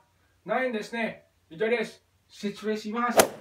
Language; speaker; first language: Japanese; non-native, fluent; Indonesian